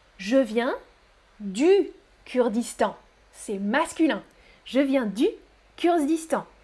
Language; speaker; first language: French; native; French